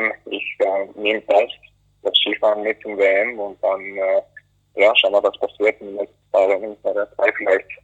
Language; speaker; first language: German; non-native, fluent; English